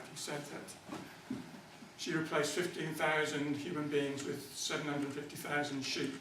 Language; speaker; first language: English; native; English